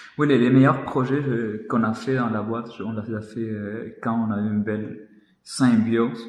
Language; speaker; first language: French; non-native, fluent; Spanish